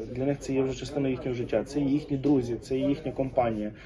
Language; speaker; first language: Ukrainian; native; Ukrainian